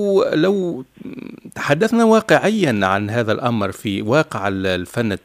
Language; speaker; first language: Arabic; native; Arabic